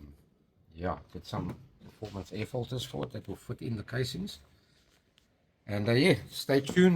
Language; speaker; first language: English; native; English